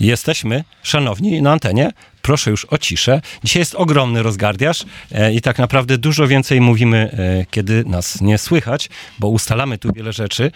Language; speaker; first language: Polish; native; Polish